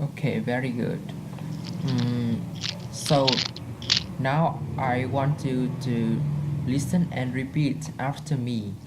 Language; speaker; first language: English; non-native, fluent; Vietnamese